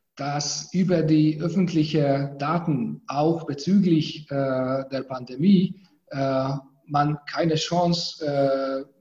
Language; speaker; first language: German; non-native, fluent; Hungarian